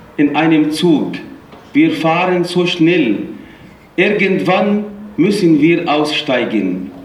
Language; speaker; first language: German; non-native, fluent; Arabic